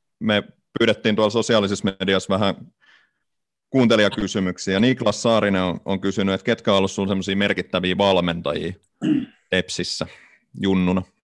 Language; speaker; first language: Finnish; native; Finnish